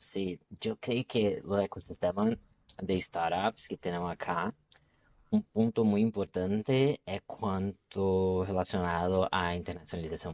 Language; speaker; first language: Spanish; non-native, local second language; Portuguese